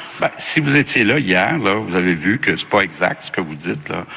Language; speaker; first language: French; native; French